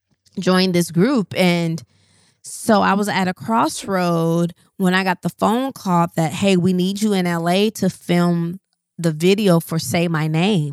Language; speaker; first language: English; native; English